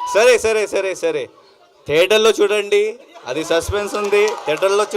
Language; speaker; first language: Telugu; non-native, learner; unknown